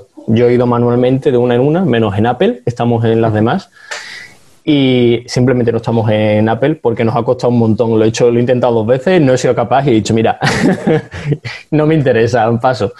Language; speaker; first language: Spanish; native; Spanish